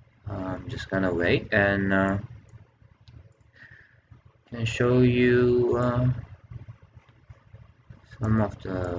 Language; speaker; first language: English; non-native, fluent; Chinese